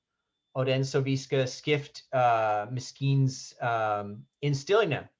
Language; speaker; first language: Danish; non-native, fluent; English